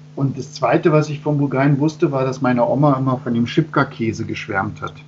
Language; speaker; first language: German; native; German